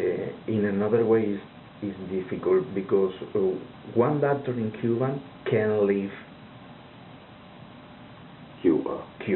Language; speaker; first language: English; non-native, learner; Spanish